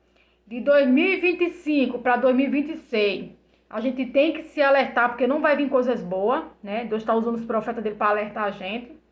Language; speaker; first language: Portuguese; native; Portuguese